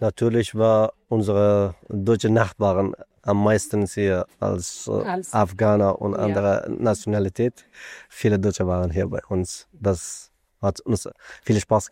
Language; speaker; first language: German; non-native, fluent; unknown